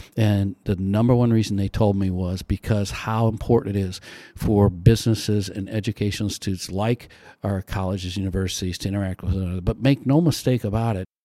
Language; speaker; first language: English; native; English